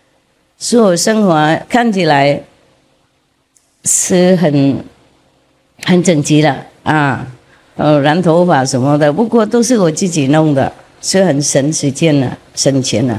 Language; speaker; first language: Chinese; non-native, fluent; Vietnamese